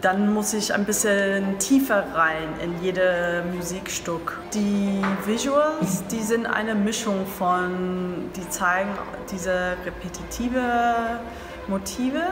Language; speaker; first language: German; non-native, learner; English